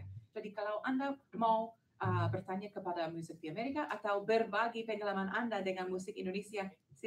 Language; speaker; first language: Indonesian; non-native, learner; English